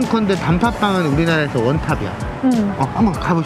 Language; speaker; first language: Korean; native; Korean